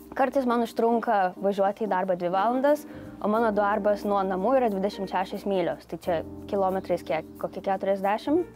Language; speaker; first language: Lithuanian; native; Lithuanian